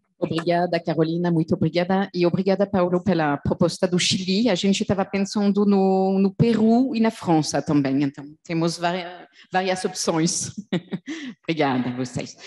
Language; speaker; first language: Portuguese; non-native, fluent; French